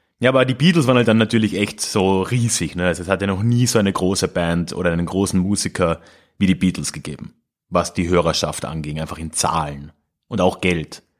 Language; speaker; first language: German; native; German